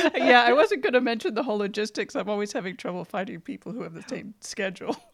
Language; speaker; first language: English; native; English